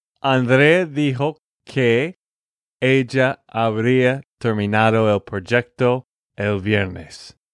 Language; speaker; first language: Spanish; non-native, fluent; English